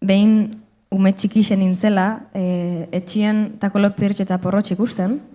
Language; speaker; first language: Basque; native; Basque